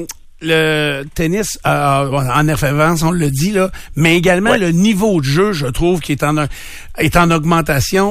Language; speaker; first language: French; native; French